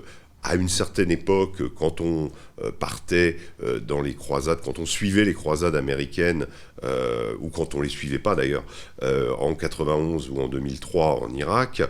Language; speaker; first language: French; native; French